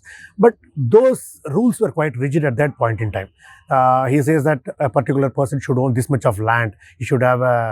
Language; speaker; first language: English; non-native, local second language; Tamil